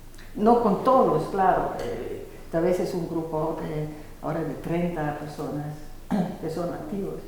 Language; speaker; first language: Spanish; non-native, fluent; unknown